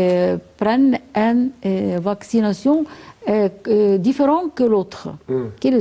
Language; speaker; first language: French; non-native, fluent; Arabic